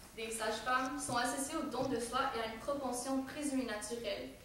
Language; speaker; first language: French; native; French